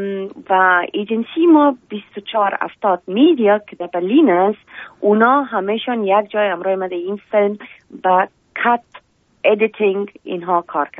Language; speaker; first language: Persian; non-native, local second language; Pashto